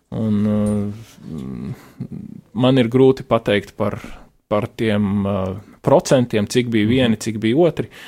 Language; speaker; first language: Latvian; native; Latvian